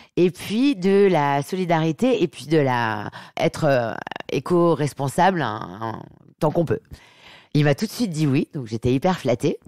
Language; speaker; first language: French; native; French